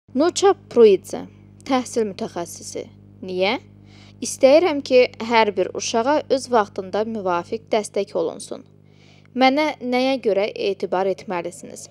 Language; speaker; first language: Azerbaijani; non-native, local second language; Georgian